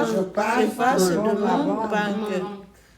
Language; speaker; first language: French; non-native, learner; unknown